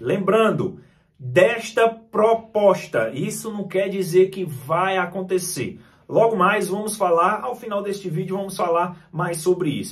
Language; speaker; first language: Portuguese; native; Portuguese